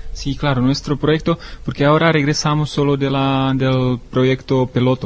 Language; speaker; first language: Spanish; non-native, learner; Czech